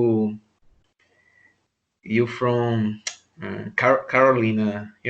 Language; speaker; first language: English; non-native, learner; Portuguese